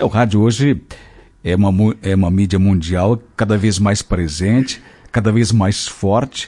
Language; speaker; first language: Portuguese; native; Portuguese